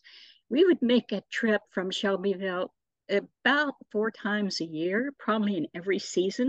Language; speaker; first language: English; native; English